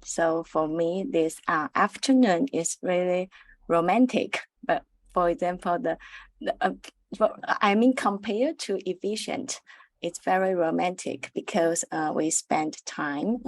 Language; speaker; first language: English; non-native, learner; Chinese